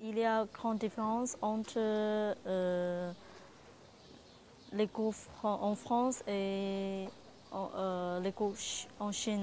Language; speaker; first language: French; non-native, learner; Chinese